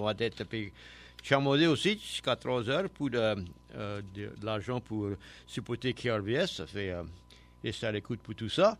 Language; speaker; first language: French; native; French